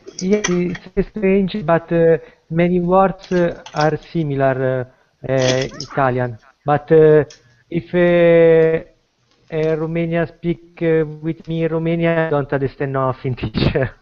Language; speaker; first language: English; non-native, learner; Italian